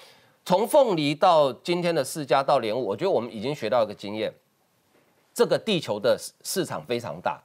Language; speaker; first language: Chinese; native; Chinese